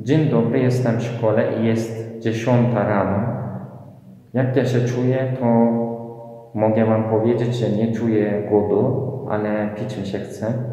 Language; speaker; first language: Polish; non-native, fluent; Turkish